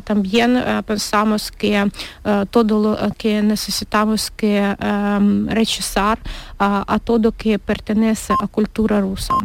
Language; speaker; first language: Spanish; non-native, learner; Ukrainian